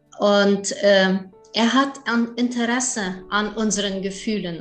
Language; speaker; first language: German; early bilingual, heritage; German